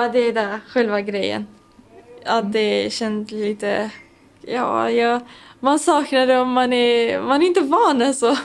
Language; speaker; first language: Swedish; non-native, local second language; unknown